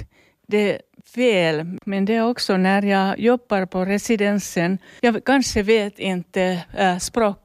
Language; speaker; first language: Swedish; non-native, learner; Finnish